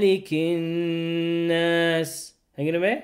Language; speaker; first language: Swedish; non-native, learner; Urdu